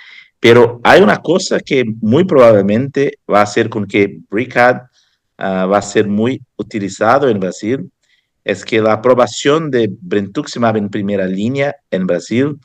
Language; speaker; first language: Spanish; non-native, fluent; Portuguese